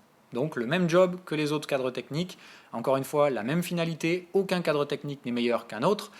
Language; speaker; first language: French; native; French